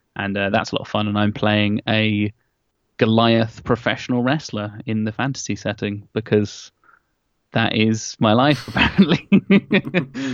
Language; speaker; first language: English; native; English